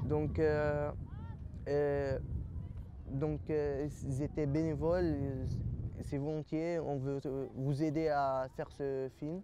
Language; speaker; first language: French; early bilingual, other home language; Arabic